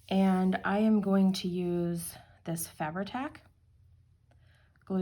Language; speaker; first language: English; native; English